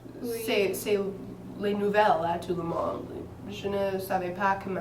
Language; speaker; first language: French; non-native, fluent; English